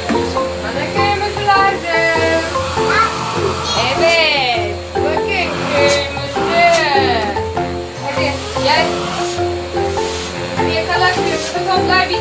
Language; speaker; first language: Turkish; native; Turkish